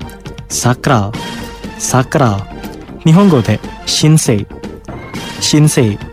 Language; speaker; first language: Japanese; non-native, fluent; Indonesian